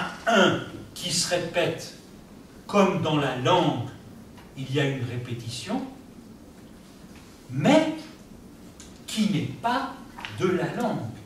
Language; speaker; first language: French; native; French